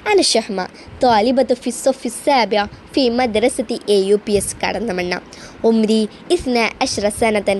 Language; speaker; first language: Arabic; non-native, learner; Malayalam